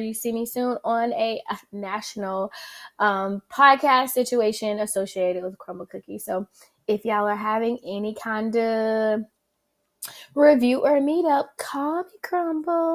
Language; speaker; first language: English; native; English